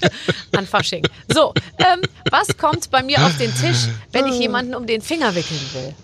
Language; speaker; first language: German; native; German